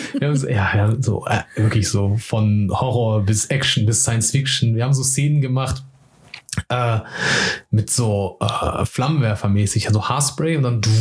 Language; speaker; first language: German; early bilingual, other home language; Turkish